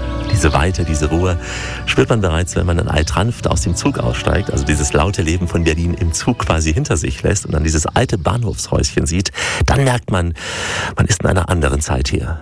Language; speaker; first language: German; native; German